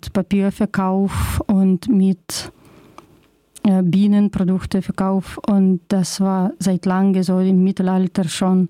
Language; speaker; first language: German; non-native, learner; Russian